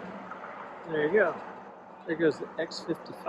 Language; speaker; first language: English; native; English